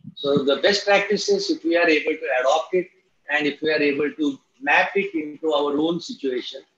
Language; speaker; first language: English; non-native, local second language; Marathi